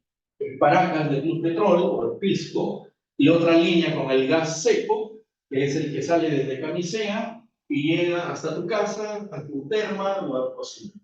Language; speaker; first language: Spanish; native; Spanish